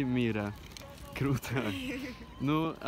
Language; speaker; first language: Russian; non-native, learner; Norwegian